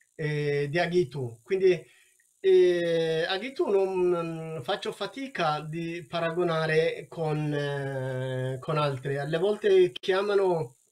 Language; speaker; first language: Italian; non-native, learner; Wolaytta